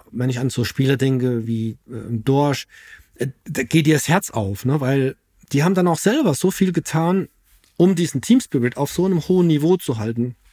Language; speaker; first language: German; native; German